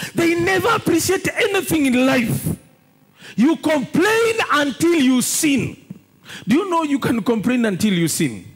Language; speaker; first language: English; non-native, local second language; Swahili